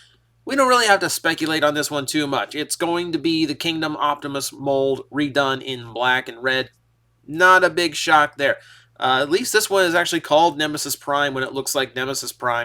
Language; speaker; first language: English; native; English